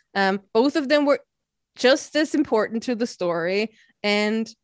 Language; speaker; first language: English; non-native, fluent; German